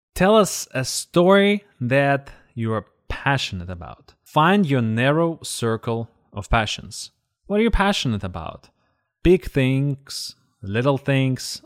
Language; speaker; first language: English; non-native, fluent; Russian